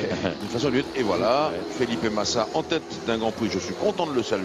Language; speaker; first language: French; native; French